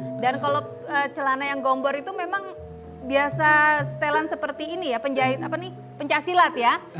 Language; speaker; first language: Indonesian; native; Indonesian